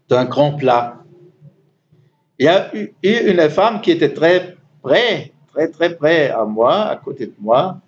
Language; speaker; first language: French; non-native, learner; German